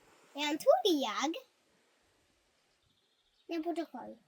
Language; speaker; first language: Polish; early bilingual, heritage; Polish